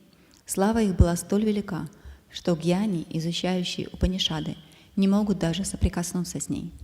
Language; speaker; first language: Russian; native; Russian